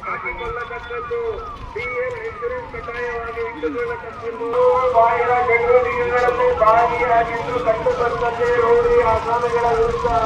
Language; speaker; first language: Kannada; native; Kannada